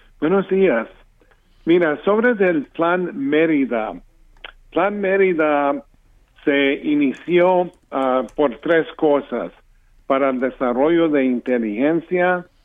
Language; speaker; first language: Spanish; early bilingual, heritage; English